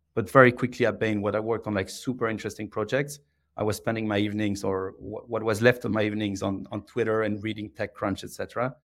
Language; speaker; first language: English; non-native, fluent; French